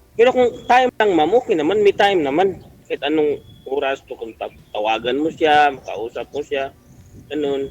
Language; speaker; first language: Filipino; non-native, local second language; Cebuano